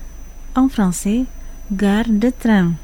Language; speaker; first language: French; non-native, fluent; Indonesian